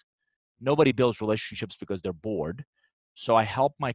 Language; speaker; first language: English; non-native, fluent; Persian